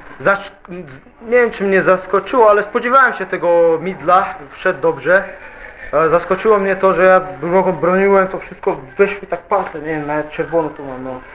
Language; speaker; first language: Polish; non-native, fluent; Chechen